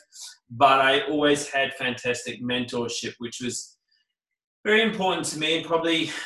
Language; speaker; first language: English; native; English